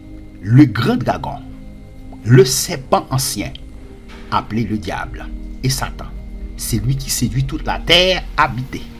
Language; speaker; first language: French; non-native, local second language; Haitian Creole